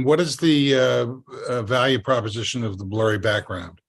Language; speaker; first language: English; native; English